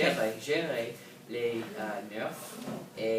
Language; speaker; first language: French; non-native, learner; English